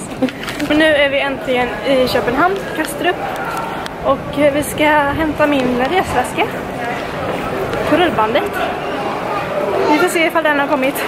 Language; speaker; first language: Swedish; native; Swedish